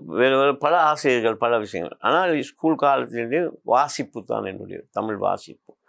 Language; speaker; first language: Tamil; non-native, local second language; Memoni